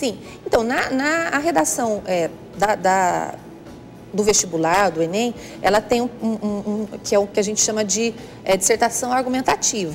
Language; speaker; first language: Portuguese; native; Portuguese